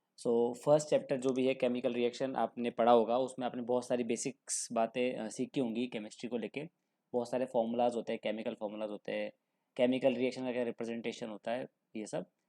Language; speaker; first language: Hindi; native; Hindi